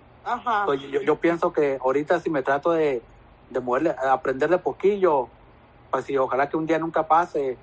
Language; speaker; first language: Spanish; native; Spanish